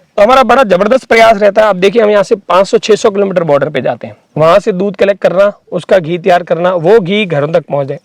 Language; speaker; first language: Hindi; native; Hindi